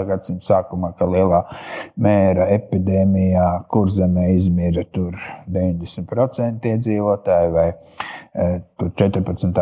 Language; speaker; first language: Latvian; native; Latvian